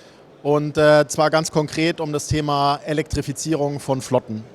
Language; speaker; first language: German; native; German